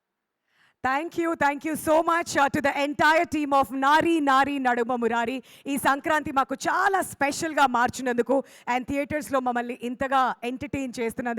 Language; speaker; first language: Telugu; native; Telugu